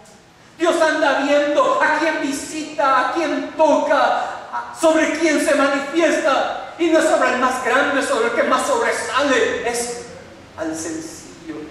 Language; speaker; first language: Spanish; native; Spanish